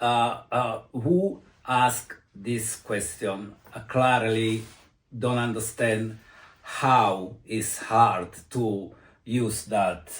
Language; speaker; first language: English; non-native, learner; Italian